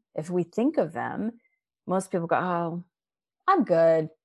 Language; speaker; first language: English; native; English